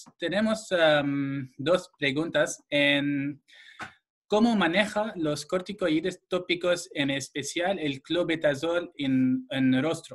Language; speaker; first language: Spanish; non-native, fluent; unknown